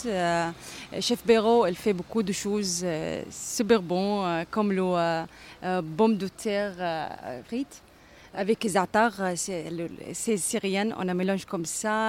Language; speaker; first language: French; non-native, learner; Arabic